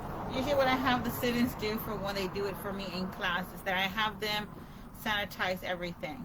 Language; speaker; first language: English; native; English